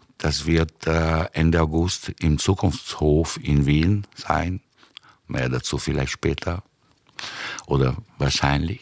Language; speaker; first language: German; native; German